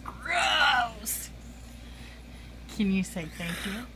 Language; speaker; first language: English; native; English